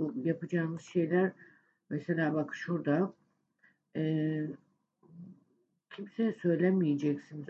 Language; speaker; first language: Turkish; native; Turkish